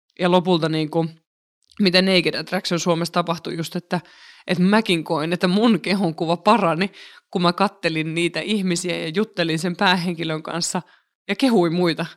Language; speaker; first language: Finnish; native; Finnish